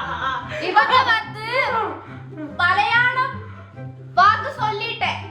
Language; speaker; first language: Tamil; non-native, learner; Malayalam